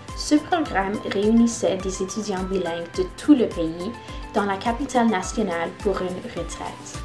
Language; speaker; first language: French; non-native, local second language; English